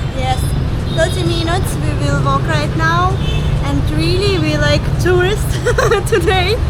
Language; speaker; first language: English; non-native, learner; Russian